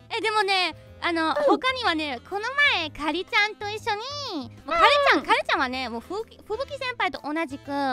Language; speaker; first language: Japanese; non-native, fluent; German